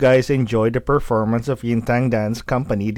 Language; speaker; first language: English; non-native, local second language; Filipino